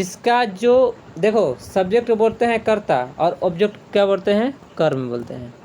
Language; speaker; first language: Hindi; native; Hindi